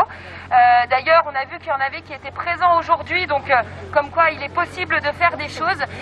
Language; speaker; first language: French; native; French